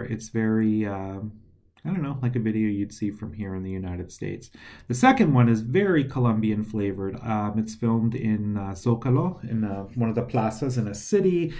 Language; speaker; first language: English; native; English